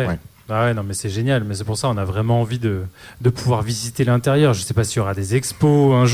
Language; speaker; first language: French; native; French